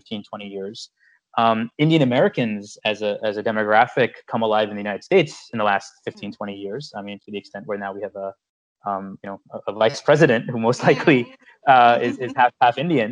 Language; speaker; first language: English; native; English